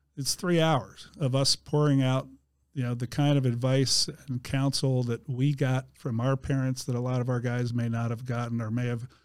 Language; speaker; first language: English; native; English